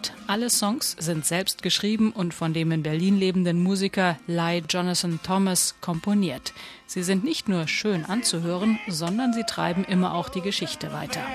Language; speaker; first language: German; native; German